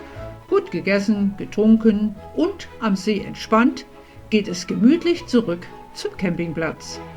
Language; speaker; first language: German; native; German